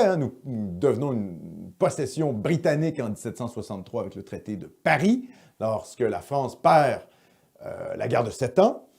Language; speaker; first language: French; native; French